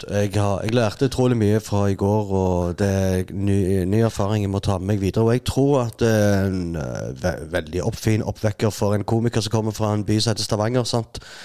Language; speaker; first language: Norwegian; non-native, fluent; Arabic